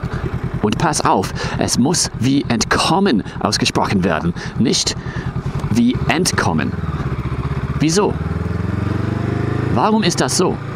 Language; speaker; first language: German; non-native, fluent; English